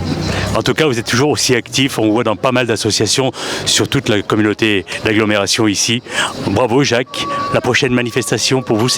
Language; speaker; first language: French; native; French